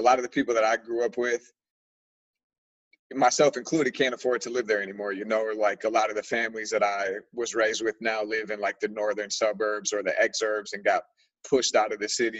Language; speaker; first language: English; native; English